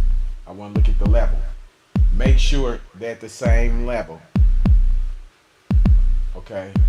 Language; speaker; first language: English; native; English